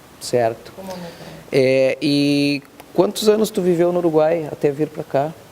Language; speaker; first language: Portuguese; native; Portuguese